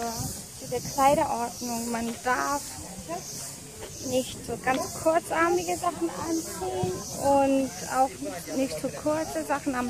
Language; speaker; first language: German; non-native, fluent; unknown